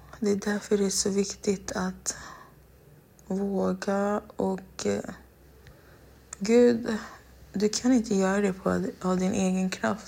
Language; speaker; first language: Swedish; non-native, local second language; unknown